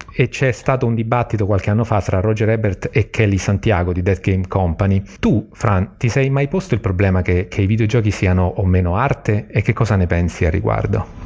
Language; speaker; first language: Italian; native; Italian